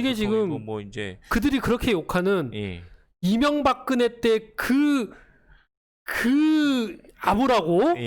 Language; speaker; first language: Korean; native; Korean